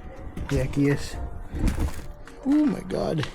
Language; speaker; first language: Spanish; non-native, learner; English